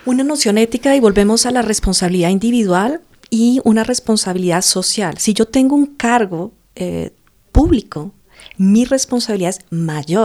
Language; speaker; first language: Spanish; native; Spanish